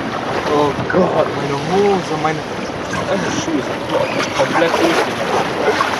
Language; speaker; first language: German; non-native, learner; Dutch